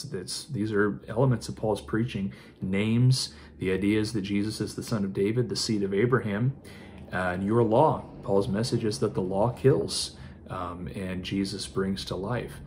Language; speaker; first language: English; native; English